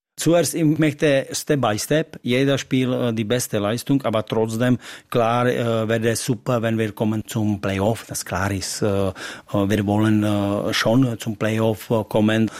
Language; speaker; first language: German; non-native, learner; Czech